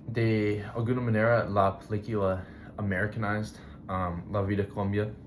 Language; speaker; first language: Spanish; non-native, learner; English